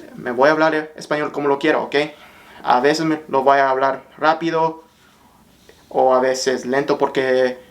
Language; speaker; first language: Spanish; early bilingual, heritage; Spanish